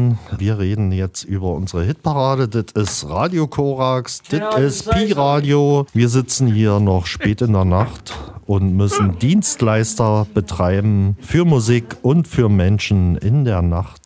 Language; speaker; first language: German; native; German